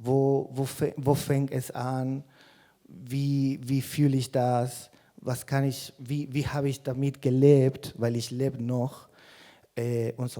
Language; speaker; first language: German; non-native, fluent; Spanish